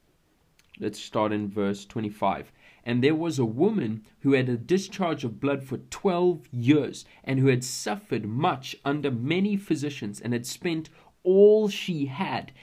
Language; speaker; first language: English; native; English